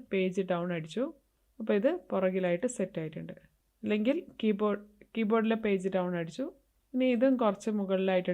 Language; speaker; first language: Malayalam; native; Malayalam